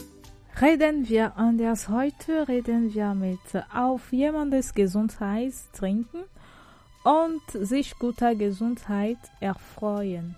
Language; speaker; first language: German; non-native, fluent; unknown